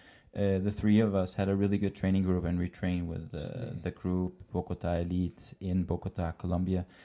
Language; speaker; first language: English; non-native, fluent; Danish